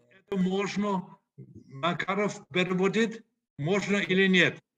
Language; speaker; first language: Russian; non-native, learner; German